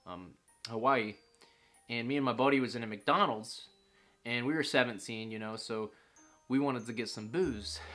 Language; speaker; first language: English; native; English